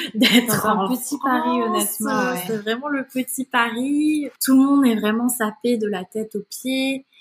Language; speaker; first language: French; native; French